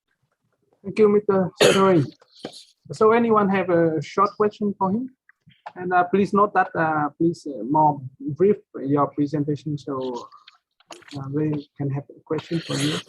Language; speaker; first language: English; non-native, fluent; Vietnamese